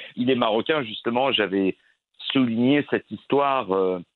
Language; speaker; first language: French; native; French